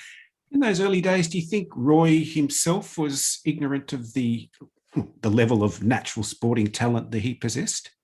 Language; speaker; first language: English; native; English